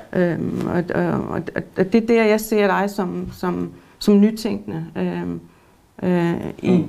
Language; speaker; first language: Danish; native; Danish